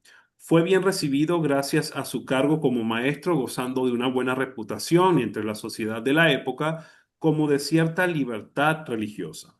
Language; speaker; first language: Spanish; native; Spanish